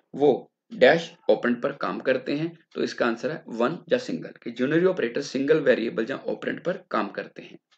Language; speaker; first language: Hindi; non-native, local second language; Punjabi